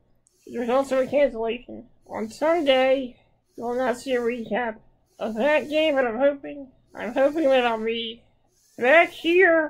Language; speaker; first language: English; native; English